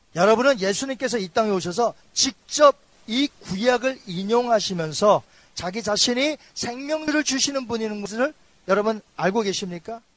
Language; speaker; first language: Korean; native; Korean